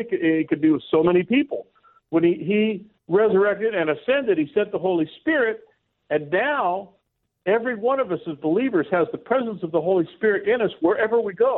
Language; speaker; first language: English; native; English